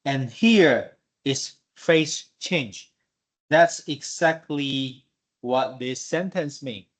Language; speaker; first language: English; non-native, fluent; Chinese